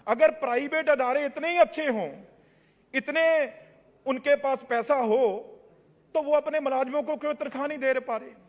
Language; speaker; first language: Hindi; non-native, local second language; Punjabi